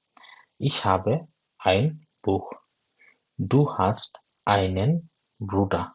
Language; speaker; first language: German; non-native, fluent; Bangla